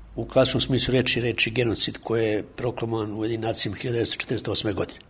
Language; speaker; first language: Serbian; native; Serbian